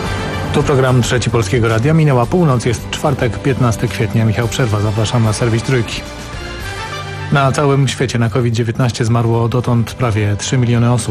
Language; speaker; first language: Polish; native; Polish